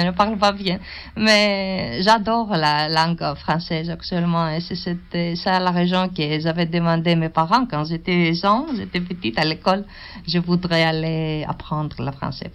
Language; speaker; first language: French; non-native, learner; Greek